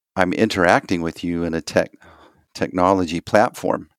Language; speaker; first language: English; native; English